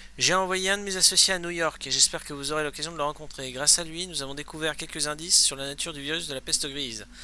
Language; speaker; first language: French; native; French